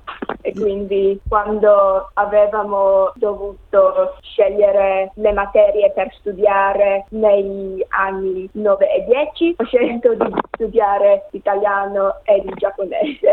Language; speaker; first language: Italian; non-native, learner; English